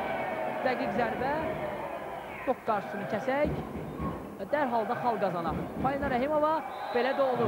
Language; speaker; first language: Azerbaijani; native; Azerbaijani